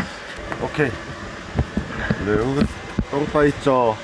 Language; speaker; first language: Thai; non-native, learner; Korean